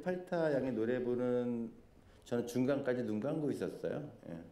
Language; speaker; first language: Korean; native; Korean